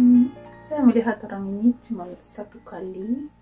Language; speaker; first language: Indonesian; non-native, fluent; Russian